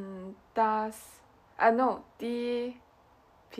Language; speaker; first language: German; non-native, learner; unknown